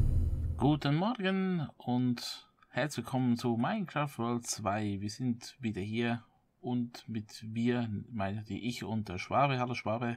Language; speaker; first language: German; native; German